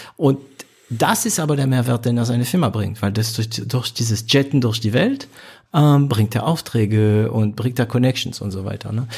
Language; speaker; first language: German; non-native, fluent; French